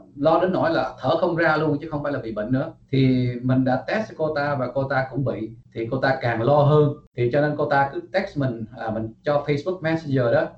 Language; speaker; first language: Vietnamese; early bilingual, heritage; Vietnamese